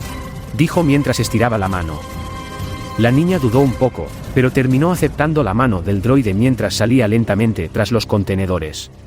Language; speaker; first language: Spanish; native; Spanish